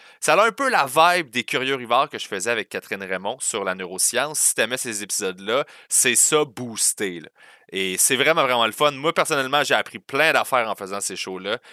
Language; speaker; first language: French; native; French